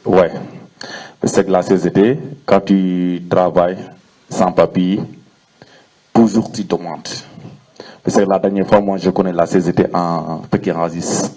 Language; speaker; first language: French; non-native, learner; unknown